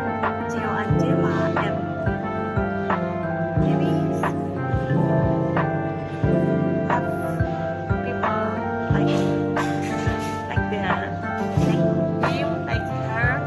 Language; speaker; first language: English; non-native, learner; Indonesian